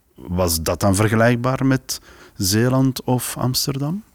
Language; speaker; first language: Dutch; native; Dutch